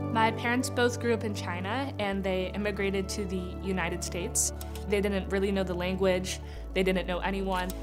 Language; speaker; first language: English; native; English